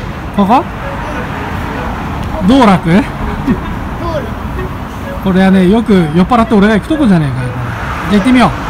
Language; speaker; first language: Japanese; native; Japanese